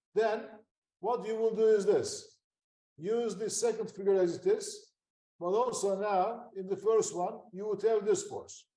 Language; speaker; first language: English; non-native, fluent; Turkish